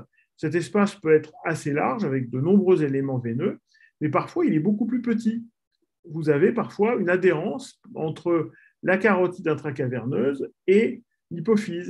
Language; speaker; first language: French; native; French